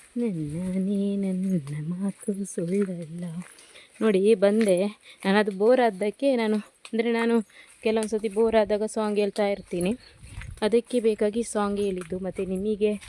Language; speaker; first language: Kannada; non-native, local second language; Tulu